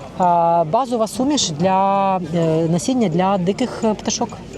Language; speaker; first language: Ukrainian; native; Ukrainian